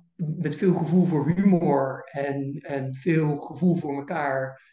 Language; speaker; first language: Dutch; native; Dutch